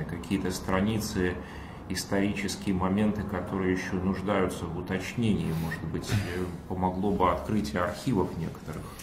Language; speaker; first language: Russian; native; Russian